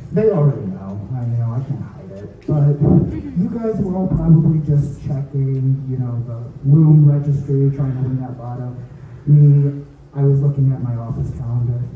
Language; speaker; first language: English; native; English